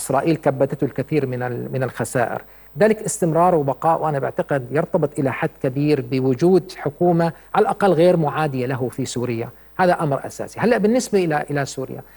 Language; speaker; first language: Arabic; native; Arabic